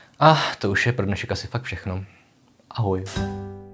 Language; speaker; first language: Czech; native; Czech